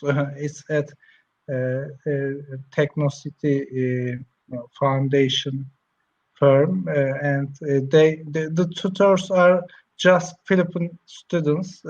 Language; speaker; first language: English; non-native, learner; Turkish